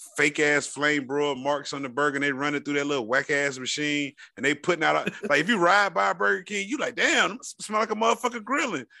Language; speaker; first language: English; native; English